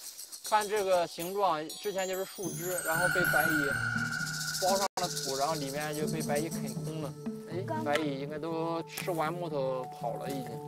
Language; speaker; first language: Chinese; native; Chinese